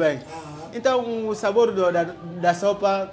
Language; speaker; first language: Portuguese; non-native, fluent; Vietnamese